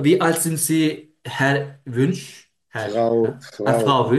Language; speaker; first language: German; non-native, learner; Turkish